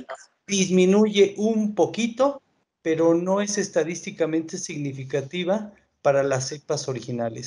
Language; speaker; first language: Spanish; native; Spanish